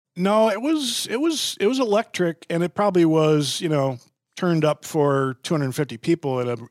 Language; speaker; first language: English; native; English